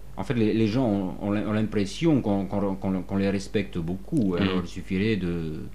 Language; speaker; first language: French; non-native, fluent; Polish